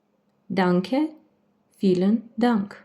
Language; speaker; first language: German; non-native, fluent; Armenian